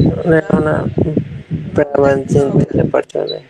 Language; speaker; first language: Italian; non-native, learner; Bangla